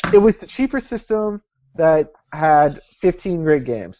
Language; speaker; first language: English; native; English